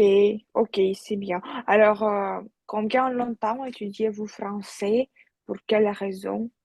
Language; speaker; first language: French; non-native, fluent; Russian